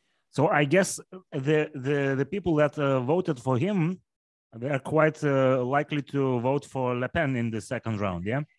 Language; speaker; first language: English; non-native, fluent; Lithuanian